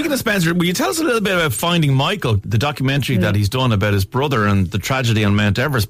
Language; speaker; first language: English; native; English